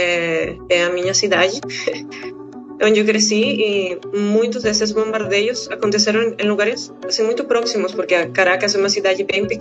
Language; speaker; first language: Portuguese; non-native, fluent; Spanish